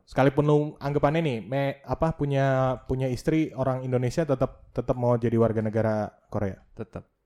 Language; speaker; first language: Indonesian; native; Indonesian